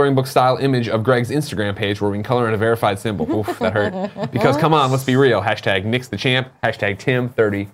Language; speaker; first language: English; native; English